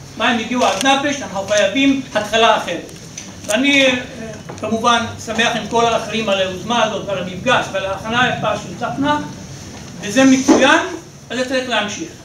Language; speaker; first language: Hebrew; non-native, local second language; Arabic